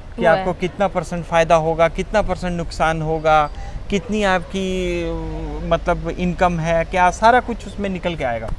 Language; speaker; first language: Hindi; native; Hindi